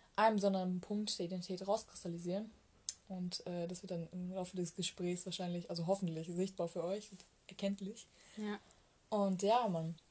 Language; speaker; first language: German; early bilingual, other home language; Turkish